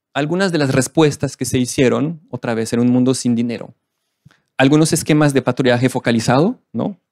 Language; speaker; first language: Spanish; non-native, fluent; French